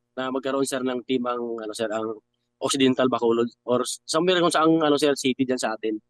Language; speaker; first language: Filipino; non-native, local second language; Hiligaynon